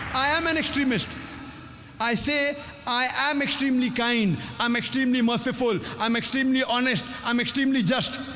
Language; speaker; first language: English; non-native, local second language; Urdu